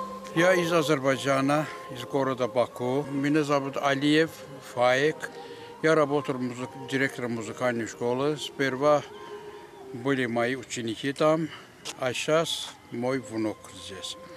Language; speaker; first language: Russian; non-native, local second language; Azerbaijani